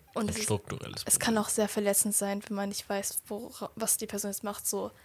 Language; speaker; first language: German; native; German